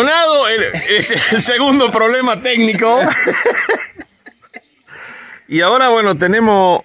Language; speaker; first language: Spanish; native; Spanish